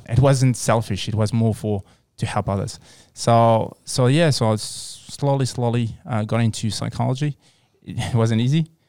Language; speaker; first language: English; non-native, fluent; French